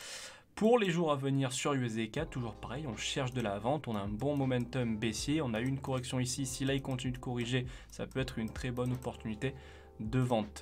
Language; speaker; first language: French; native; French